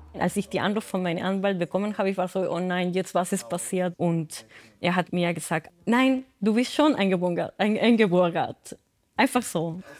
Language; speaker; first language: German; non-native, fluent; Russian